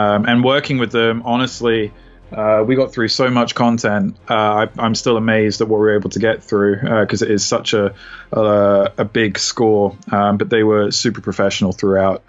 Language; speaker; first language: English; native; English